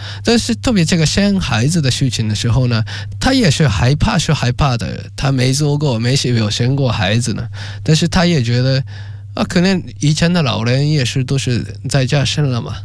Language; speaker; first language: Chinese; non-native, fluent; Japanese